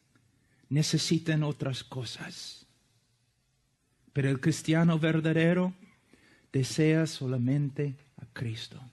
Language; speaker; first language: Spanish; non-native, fluent; English